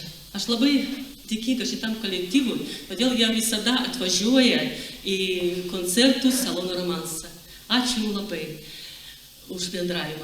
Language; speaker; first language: Lithuanian; non-native, local second language; Russian